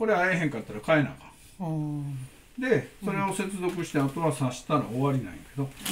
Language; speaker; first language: Japanese; native; Japanese